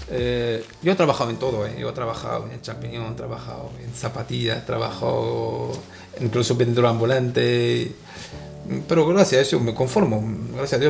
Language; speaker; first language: Spanish; non-native, fluent; Arabic